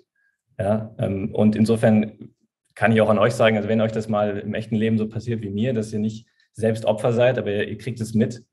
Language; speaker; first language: German; native; German